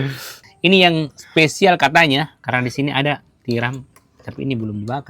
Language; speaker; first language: Malay; native; Malay